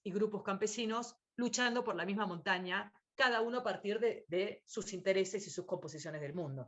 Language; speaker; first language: Spanish; native; Spanish